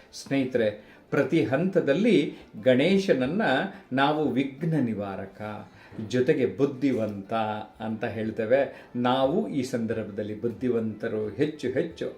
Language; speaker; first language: Kannada; native; Kannada